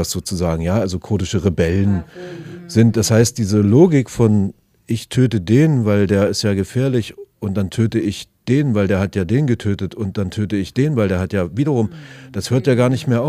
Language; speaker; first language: German; native; German